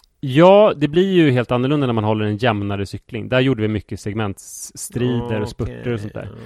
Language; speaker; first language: Swedish; native; Swedish